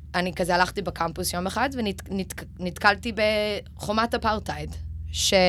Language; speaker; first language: Hebrew; early bilingual, other home language; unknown